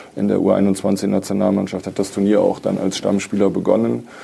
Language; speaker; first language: German; native; German